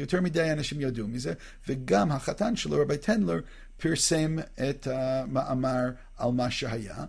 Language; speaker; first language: Hebrew; non-native, fluent; English